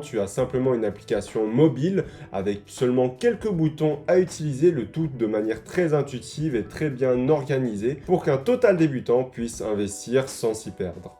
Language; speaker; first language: French; native; French